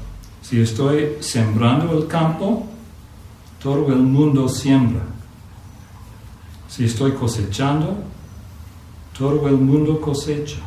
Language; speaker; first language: Spanish; non-native, fluent; English